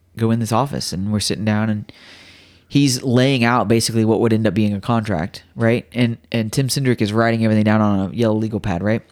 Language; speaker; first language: English; native; English